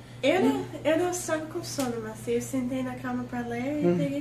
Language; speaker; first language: Portuguese; non-native, fluent; English